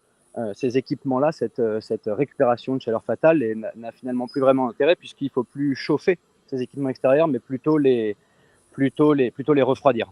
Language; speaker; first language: French; native; French